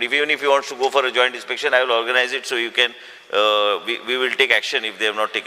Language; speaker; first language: English; non-native, local second language; Konkani